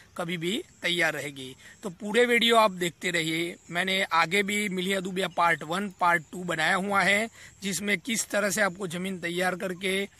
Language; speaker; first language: Hindi; non-native, local second language; Gujarati